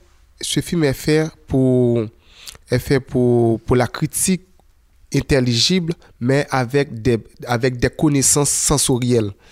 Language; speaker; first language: French; non-native, local second language; Haitian Creole